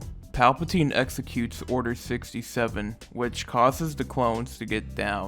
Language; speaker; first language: English; native; English